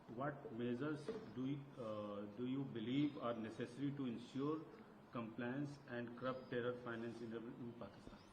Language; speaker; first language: English; non-native, local second language; Hindi